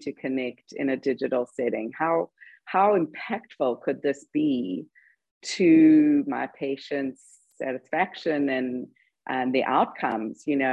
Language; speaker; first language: English; native; English